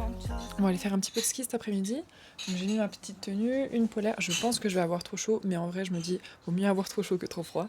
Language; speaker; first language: French; native; French